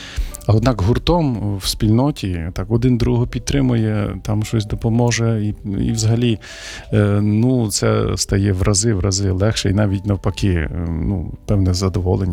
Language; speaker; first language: Ukrainian; native; Ukrainian